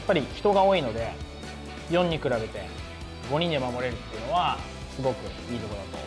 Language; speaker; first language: Japanese; native; Japanese